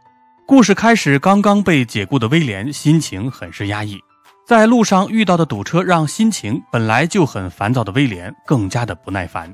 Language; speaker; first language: Chinese; native; Chinese